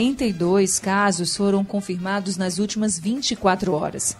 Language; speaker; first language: Portuguese; native; Portuguese